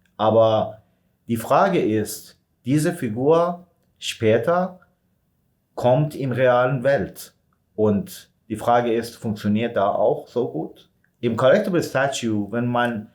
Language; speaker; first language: German; non-native, fluent; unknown